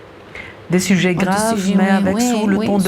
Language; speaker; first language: French; native; French